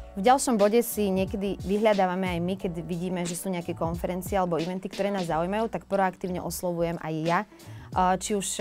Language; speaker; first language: Slovak; native; Slovak